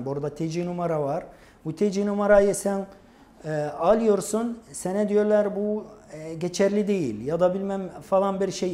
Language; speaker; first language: Turkish; non-native, fluent; Arabic